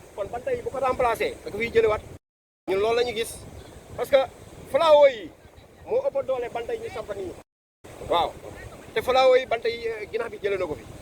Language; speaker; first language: Wolof; native; Wolof